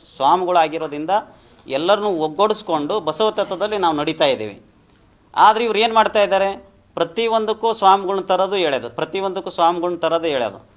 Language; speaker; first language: Kannada; non-native, local second language; Lambadi